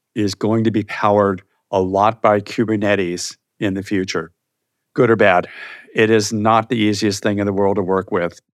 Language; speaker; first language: English; native; English